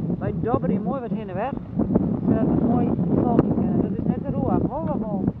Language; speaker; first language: Dutch; non-native, local second language; Western Frisian